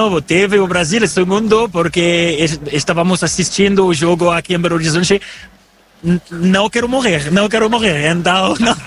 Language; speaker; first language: Portuguese; non-native, fluent; French